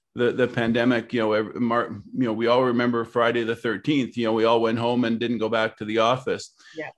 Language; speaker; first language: English; native; English